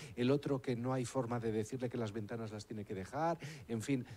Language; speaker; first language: Spanish; native; Spanish